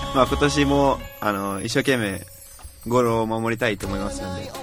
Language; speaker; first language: Japanese; non-native, fluent; Portuguese